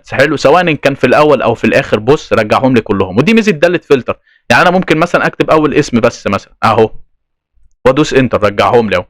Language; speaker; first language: Arabic; native; Arabic